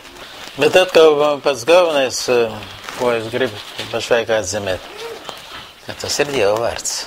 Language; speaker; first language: Latvian; non-native, local second language; Russian